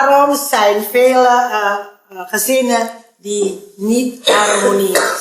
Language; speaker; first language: Dutch; non-native, learner; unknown